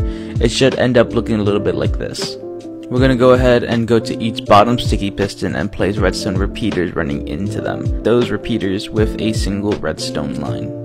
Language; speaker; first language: English; native; English